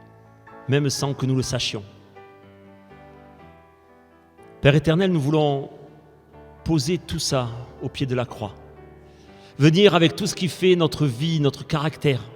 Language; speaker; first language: French; native; French